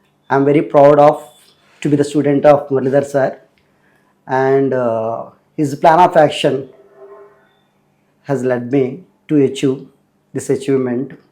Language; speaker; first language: English; non-native, local second language; Telugu